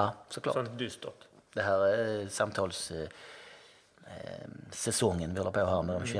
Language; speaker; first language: Swedish; native; Swedish